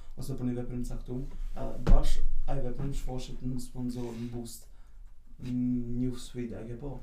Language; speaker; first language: Albanian; native; Albanian